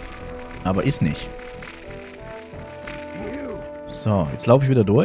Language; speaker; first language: German; native; German